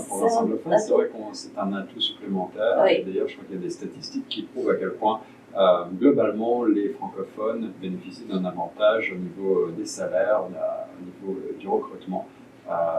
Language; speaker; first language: French; native; French